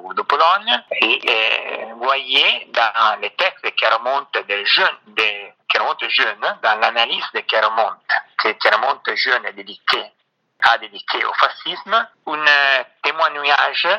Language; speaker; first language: French; non-native, fluent; Italian